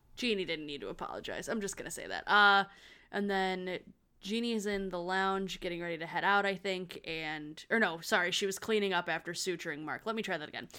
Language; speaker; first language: English; native; English